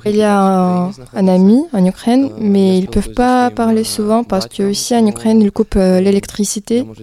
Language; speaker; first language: French; early bilingual, other home language; Ukrainian